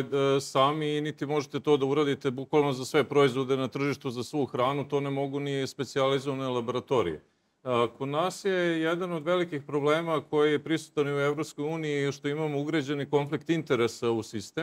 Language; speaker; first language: Serbian; native; Serbian